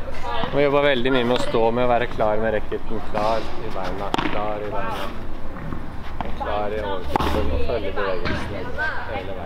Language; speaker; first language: Norwegian; native; Norwegian